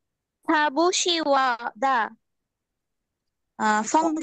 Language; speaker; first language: Chinese; non-native, learner; Bangla